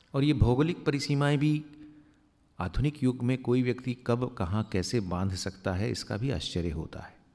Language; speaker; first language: Hindi; native; Hindi